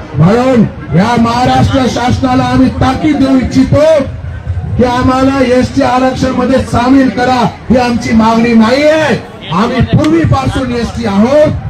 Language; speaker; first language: Marathi; non-native, local second language; Lambadi